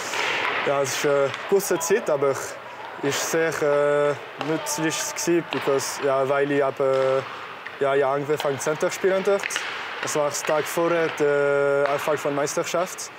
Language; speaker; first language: German; non-native, local second language; French